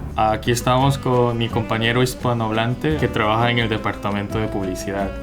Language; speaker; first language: Spanish; early bilingual, other home language; Korean